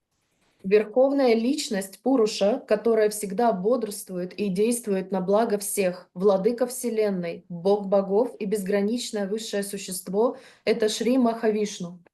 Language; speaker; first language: Russian; native; Russian